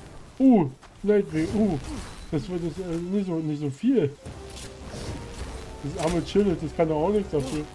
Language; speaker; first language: German; native; German